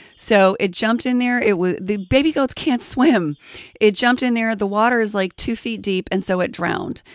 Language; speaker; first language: English; native; English